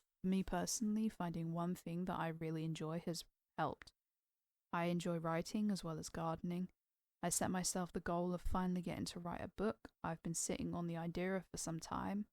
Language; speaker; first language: English; native; English